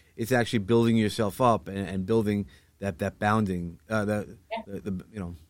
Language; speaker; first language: English; native; English